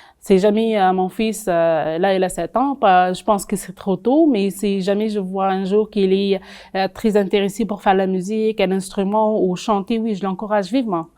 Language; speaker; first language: French; non-native, local second language; Arabic